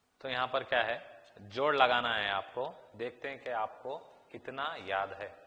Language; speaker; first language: Urdu; native; Urdu